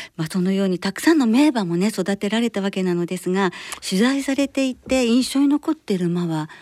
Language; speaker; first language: Japanese; native; Japanese